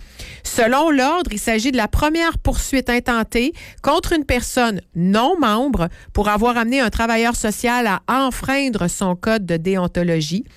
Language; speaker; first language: French; native; French